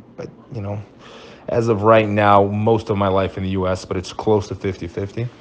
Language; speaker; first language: English; early bilingual, other home language; Portuguese